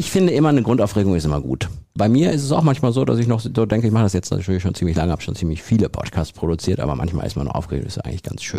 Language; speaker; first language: German; native; German